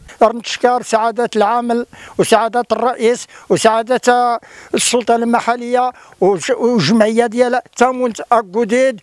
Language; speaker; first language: Arabic; non-native, local second language; Tachelhit